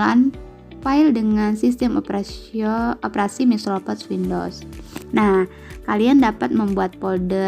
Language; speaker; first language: Indonesian; native; Indonesian